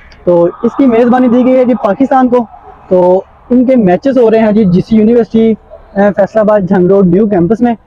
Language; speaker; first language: Urdu; non-native, local second language; Punjabi